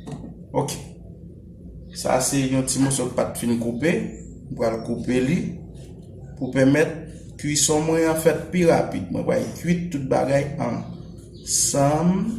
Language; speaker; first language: French; non-native, local second language; Haitian Creole